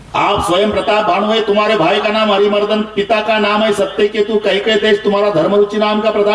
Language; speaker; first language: Hindi; non-native, local second language; Marathi